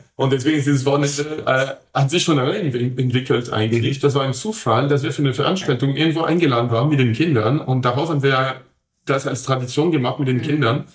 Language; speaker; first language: German; non-native, fluent; French